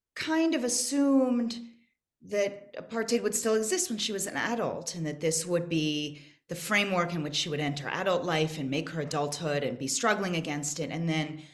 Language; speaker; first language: English; native; English